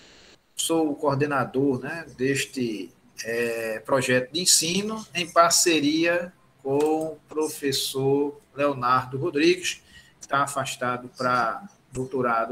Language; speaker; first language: Portuguese; native; Portuguese